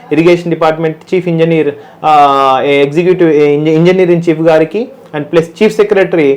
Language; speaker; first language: Telugu; native; Telugu